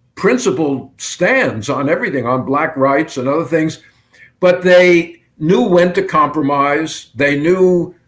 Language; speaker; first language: English; native; English